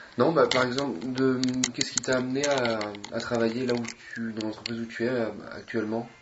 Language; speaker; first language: French; native; French